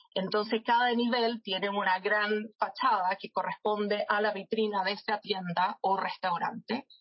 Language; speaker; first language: Spanish; non-native, fluent; English